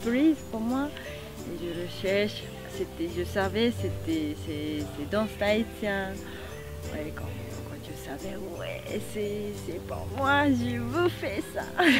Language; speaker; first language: French; non-native, learner; Japanese